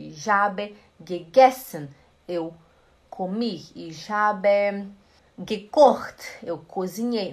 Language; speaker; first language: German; non-native, fluent; Portuguese